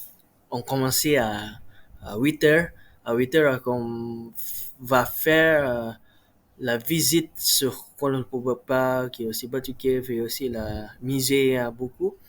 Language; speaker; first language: French; non-native, learner; Malay